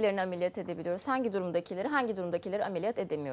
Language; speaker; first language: Turkish; native; Turkish